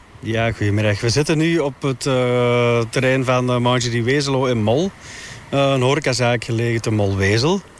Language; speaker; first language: Dutch; native; Dutch